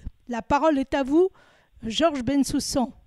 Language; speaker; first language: French; native; French